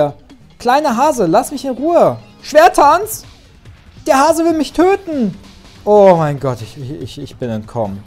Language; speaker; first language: German; native; German